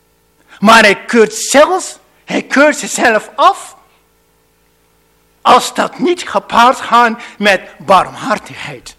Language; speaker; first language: Dutch; non-native, fluent; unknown